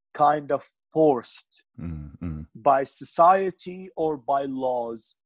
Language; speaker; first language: English; non-native, fluent; Arabic